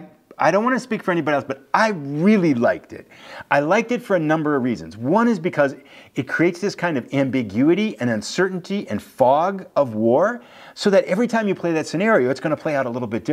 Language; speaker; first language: English; native; English